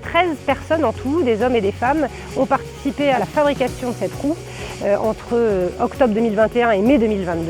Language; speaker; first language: French; native; French